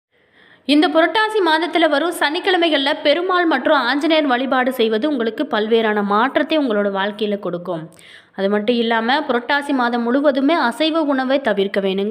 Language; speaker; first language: Tamil; native; Tamil